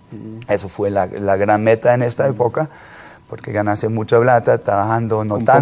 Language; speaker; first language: Spanish; non-native, fluent; German